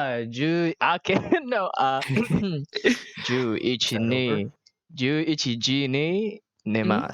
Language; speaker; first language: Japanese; non-native, learner; Malay